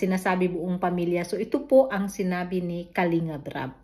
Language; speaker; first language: Filipino; non-native, local second language; Cebuano